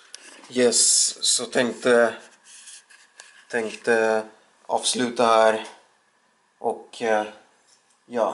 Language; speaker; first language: Swedish; non-native, learner; Russian